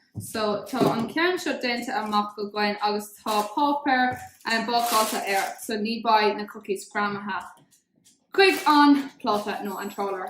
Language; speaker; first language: Irish; non-native, local second language; English